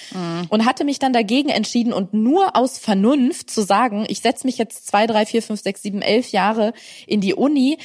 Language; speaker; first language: German; native; German